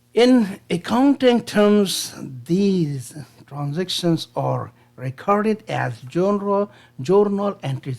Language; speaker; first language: English; non-native, local second language; Urdu